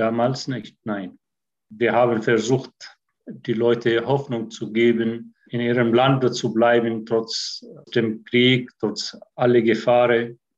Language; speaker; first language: German; non-native, fluent; Arabic